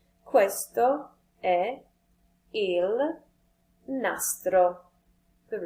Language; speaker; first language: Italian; non-native, fluent; English